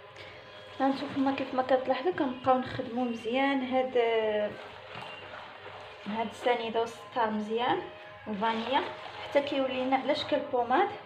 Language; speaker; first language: Arabic; native; Arabic